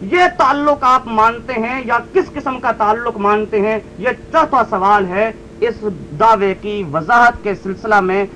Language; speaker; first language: Urdu; native; Urdu